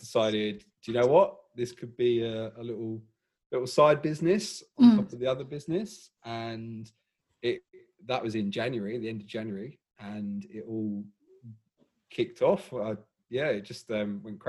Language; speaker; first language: English; native; English